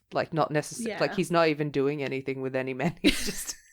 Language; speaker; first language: English; native; English